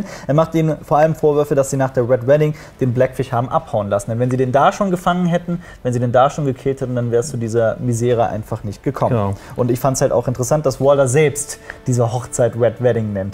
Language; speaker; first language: German; native; German